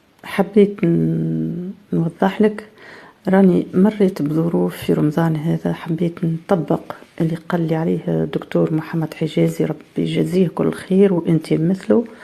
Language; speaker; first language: Arabic; native; Arabic